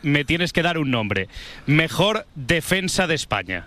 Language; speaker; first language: Spanish; native; Spanish